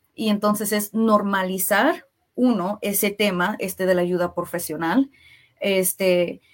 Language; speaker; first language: Spanish; early bilingual, heritage; Spanish